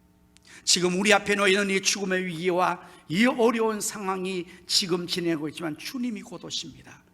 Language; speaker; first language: Korean; native; Korean